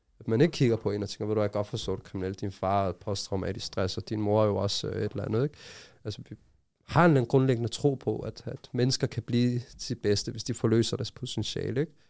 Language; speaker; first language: Danish; early bilingual, other home language; Arabic